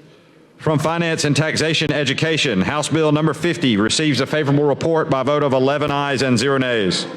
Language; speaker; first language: English; native; English